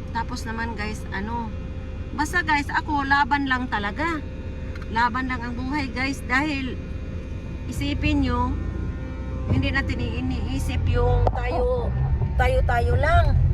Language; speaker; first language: Filipino; non-native, local second language; Cebuano